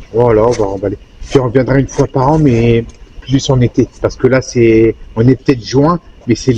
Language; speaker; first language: French; native; French